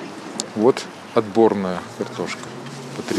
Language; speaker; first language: Russian; native; Russian